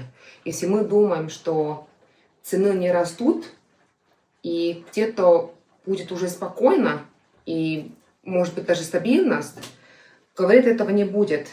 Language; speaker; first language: Russian; non-native, fluent; Estonian